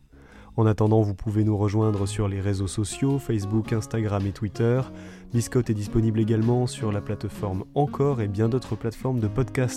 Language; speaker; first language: French; native; French